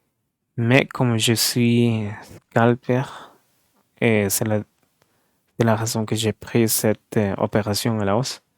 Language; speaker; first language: French; non-native, learner; Spanish